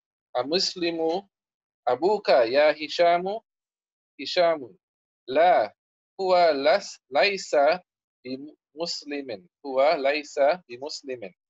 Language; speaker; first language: Arabic; non-native, fluent; English